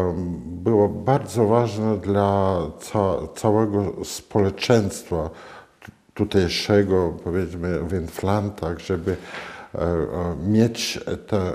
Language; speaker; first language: Polish; non-native, fluent; Latvian